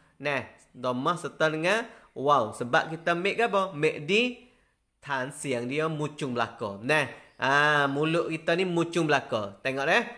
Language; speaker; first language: Malay; native; Malay